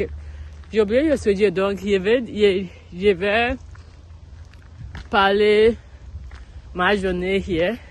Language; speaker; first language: French; non-native, learner; English